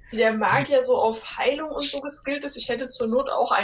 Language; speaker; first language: German; native; German